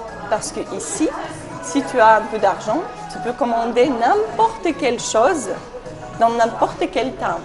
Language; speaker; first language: French; non-native, fluent; Ukrainian